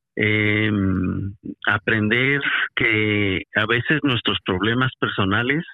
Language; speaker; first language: Spanish; native; Spanish